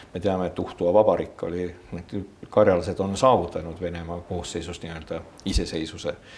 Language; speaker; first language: Estonian; native; Estonian